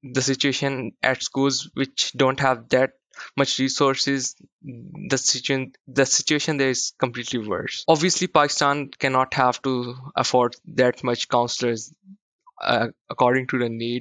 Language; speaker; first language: English; non-native, local second language; Urdu